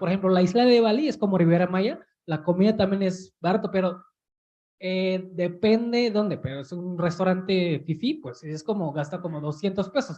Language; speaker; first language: Spanish; early bilingual, heritage; Spanish